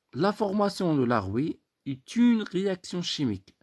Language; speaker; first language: French; non-native, local second language; Arabic